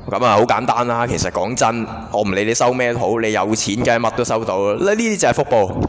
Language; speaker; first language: Cantonese; native; Cantonese